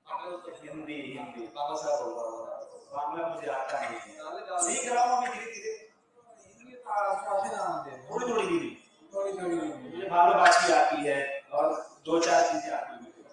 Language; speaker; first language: Hindi; non-native, local second language; Bangla